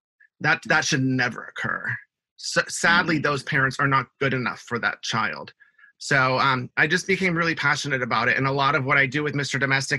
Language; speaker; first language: English; native; English